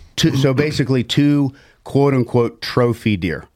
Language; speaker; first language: English; native; English